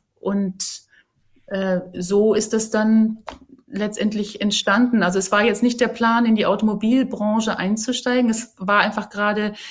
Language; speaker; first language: German; native; German